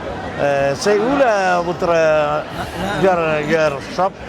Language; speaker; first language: French; non-native, learner; Tamil